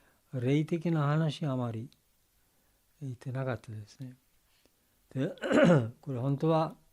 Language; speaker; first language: Japanese; non-native, learner; Bangla